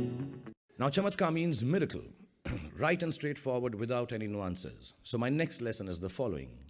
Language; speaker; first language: English; non-native, local second language; Hindi